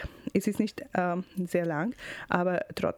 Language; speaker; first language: German; non-native, fluent; Urdu